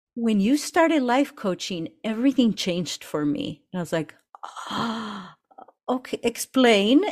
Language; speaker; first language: English; early bilingual, other home language; Spanish